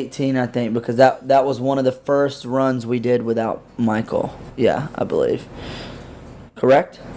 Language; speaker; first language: English; native; English